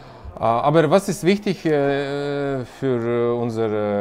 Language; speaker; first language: German; non-native, learner; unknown